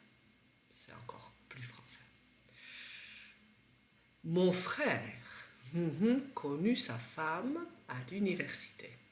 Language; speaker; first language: French; non-native, fluent; Czech